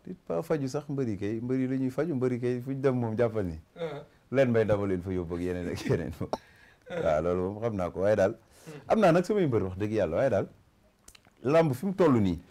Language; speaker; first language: Wolof; native; Wolof